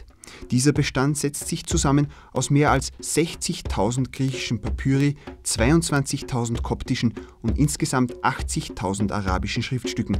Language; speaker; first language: German; native; German